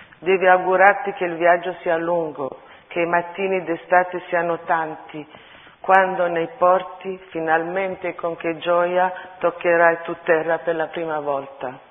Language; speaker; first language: Italian; early bilingual, other home language; Armenian